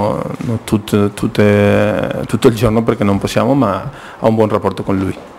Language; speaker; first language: Italian; non-native, fluent; Spanish